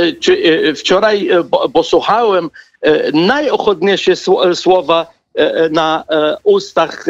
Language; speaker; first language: Polish; non-native, fluent; Arabic